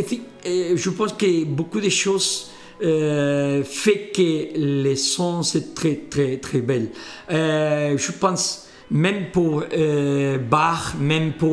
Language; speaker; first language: French; non-native, learner; Spanish